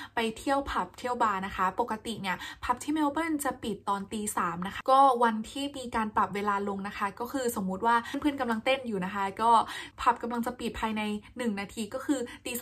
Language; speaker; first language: Thai; native; Thai